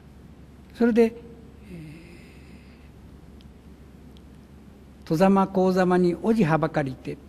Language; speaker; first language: Japanese; native; Japanese